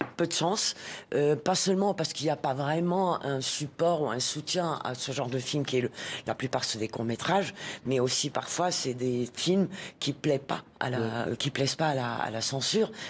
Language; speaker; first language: French; non-native, local second language; Arabic